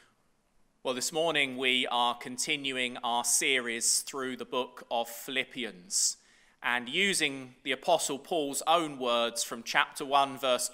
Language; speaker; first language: English; native; English